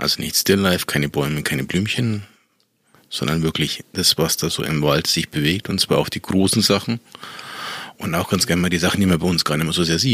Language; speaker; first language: German; native; German